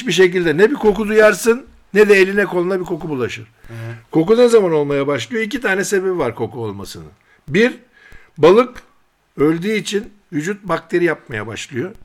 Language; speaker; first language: Turkish; native; Turkish